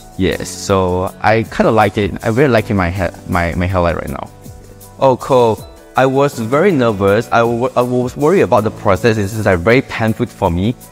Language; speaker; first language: English; non-native, local second language; Chinese